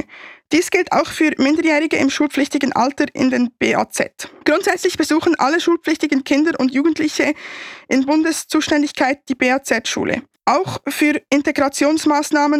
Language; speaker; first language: German; native; German